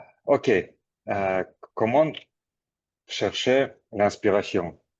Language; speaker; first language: French; non-native, learner; Armenian